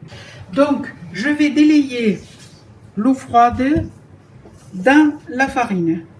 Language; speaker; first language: French; native; French